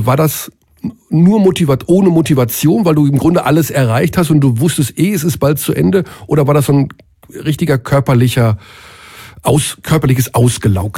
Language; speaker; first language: German; native; German